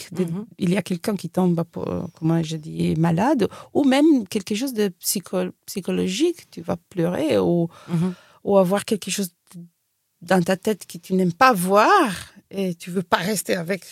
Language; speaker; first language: French; non-native, fluent; Italian